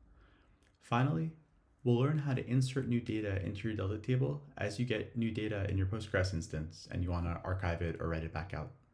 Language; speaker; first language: English; native; English